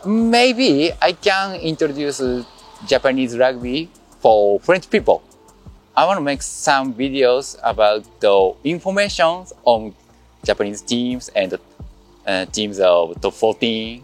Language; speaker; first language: English; non-native, learner; Japanese